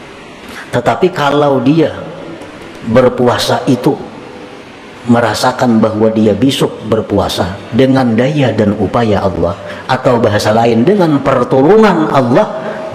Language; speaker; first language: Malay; non-native, local second language; Banjar